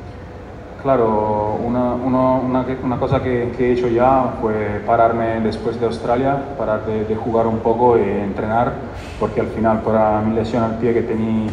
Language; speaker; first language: Spanish; non-native, fluent; Italian